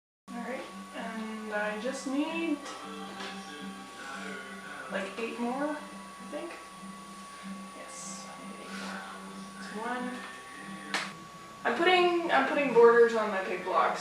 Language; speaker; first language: English; native; English